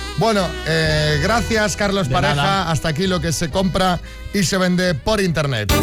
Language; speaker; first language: Spanish; native; Spanish